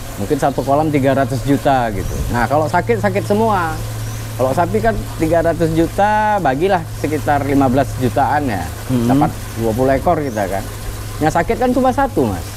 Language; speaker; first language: Indonesian; native; Indonesian